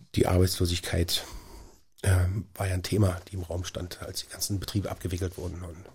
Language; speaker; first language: German; native; German